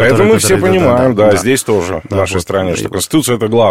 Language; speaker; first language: Russian; native; Russian